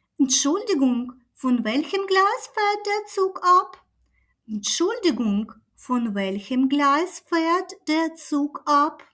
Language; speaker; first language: German; non-native, fluent; Ukrainian